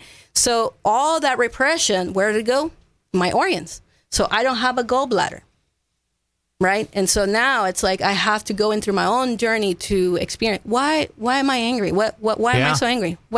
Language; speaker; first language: English; non-native, fluent; Spanish